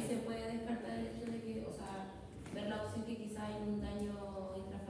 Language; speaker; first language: Spanish; native; Spanish